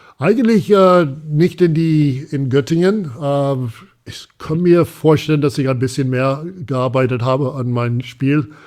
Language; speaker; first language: German; non-native, fluent; English